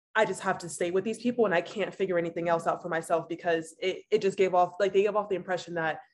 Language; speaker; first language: English; native; English